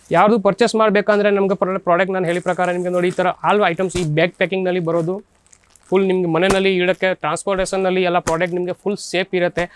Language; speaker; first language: Kannada; non-native, learner; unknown